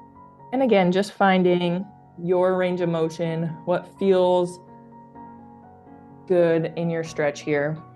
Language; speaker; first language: English; native; English